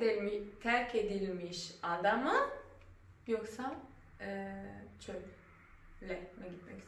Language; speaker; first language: Turkish; non-native, learner; Serbian